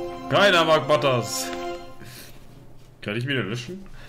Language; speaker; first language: German; native; German